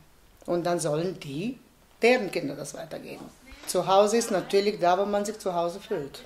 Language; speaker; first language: German; non-native, fluent; Bosnian